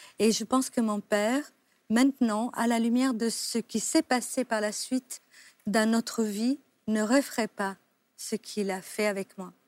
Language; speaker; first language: French; non-native, fluent; Italian